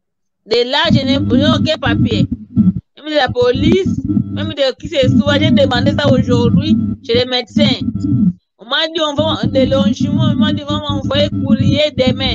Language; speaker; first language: French; non-native, learner; Portuguese